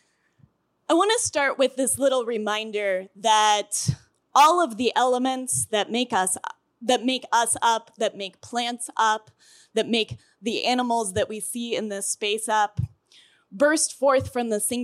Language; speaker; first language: English; native; English